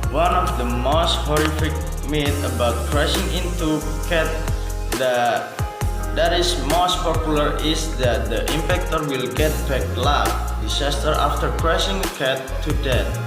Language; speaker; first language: English; non-native, learner; Indonesian